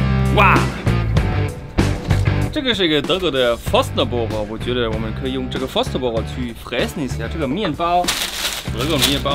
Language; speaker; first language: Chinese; non-native, fluent; German